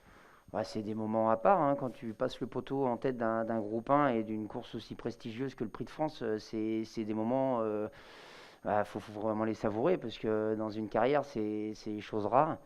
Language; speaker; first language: French; native; French